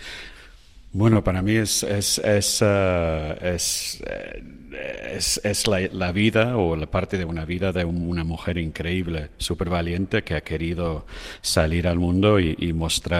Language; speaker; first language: Spanish; non-native, fluent; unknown